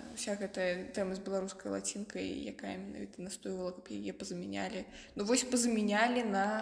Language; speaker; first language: Belarusian; non-native, local second language; Russian